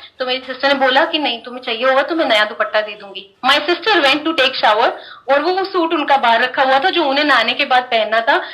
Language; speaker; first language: Hindi; non-native, local second language; Punjabi